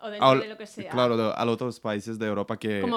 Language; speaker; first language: Spanish; non-native, learner; Portuguese